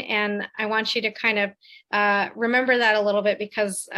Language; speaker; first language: English; native; English